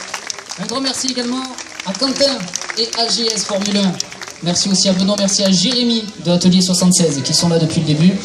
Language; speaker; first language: French; native; French